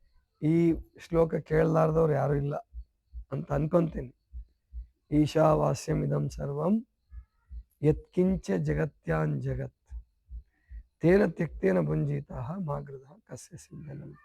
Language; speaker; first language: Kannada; native; Kannada